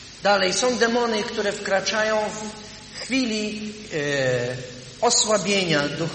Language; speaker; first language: Polish; native; Polish